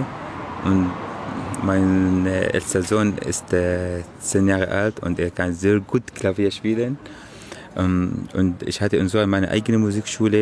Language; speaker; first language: German; non-native, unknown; Arabic